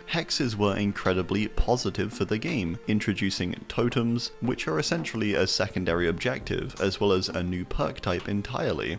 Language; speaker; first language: English; native; English